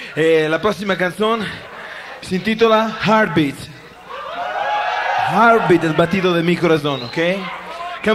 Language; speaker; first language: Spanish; non-native, learner; Italian